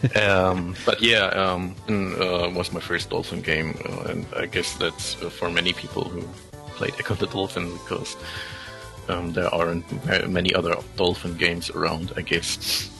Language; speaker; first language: English; non-native, fluent; German